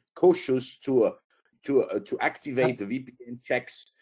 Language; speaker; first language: English; non-native, fluent; Italian